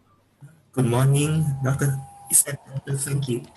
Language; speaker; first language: English; non-native, fluent; Thai